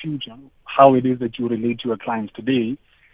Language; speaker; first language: English; non-native, local second language; Tswana